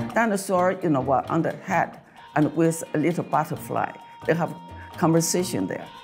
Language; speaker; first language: English; non-native, fluent; Chinese